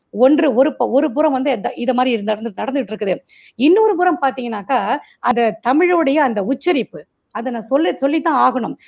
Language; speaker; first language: Tamil; non-native, local second language; Marathi